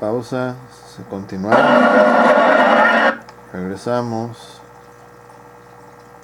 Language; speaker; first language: Spanish; native; Spanish